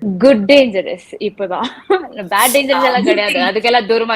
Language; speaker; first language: Tamil; non-native, local second language; Telugu